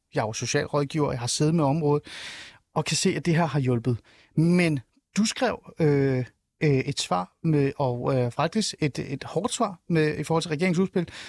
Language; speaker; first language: Danish; early bilingual, other home language; Somali